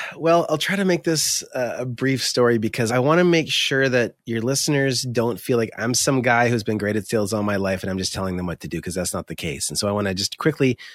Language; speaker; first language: English; native; English